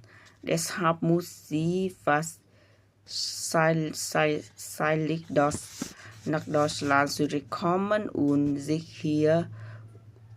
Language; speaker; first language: German; non-native, learner; Vietnamese